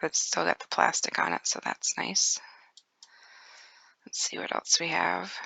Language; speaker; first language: English; native; English